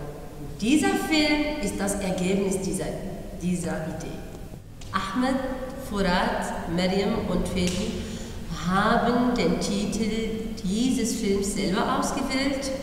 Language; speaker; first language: German; non-native, fluent; Arabic